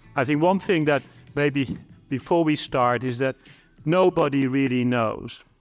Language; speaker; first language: English; non-native, fluent; Dutch